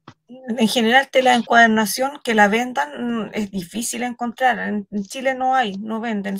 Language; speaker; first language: Spanish; native; Spanish